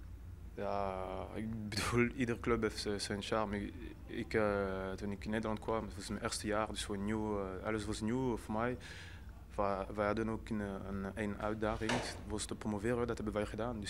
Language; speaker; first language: Dutch; non-native, fluent; French